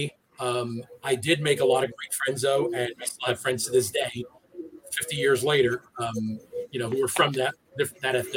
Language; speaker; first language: English; native; English